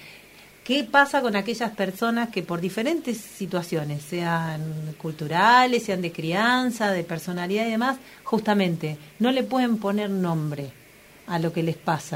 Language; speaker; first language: Spanish; native; Spanish